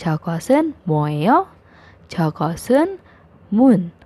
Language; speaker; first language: Korean; non-native, fluent; Indonesian